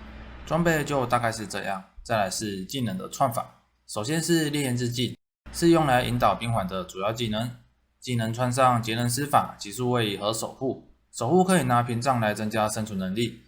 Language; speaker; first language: Chinese; native; Chinese